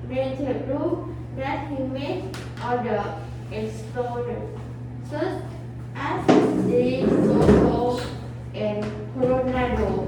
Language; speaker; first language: English; non-native, learner; Vietnamese